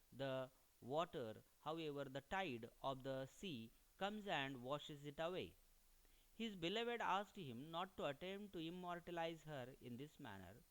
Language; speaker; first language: English; non-native, local second language; Marathi